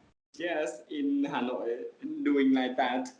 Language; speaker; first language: English; non-native, learner; Vietnamese